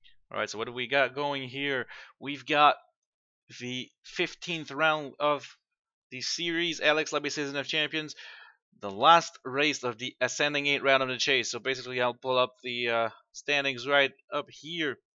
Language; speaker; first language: English; non-native, fluent; French